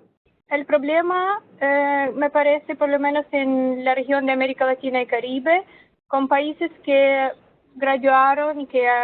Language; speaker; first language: Spanish; non-native, fluent; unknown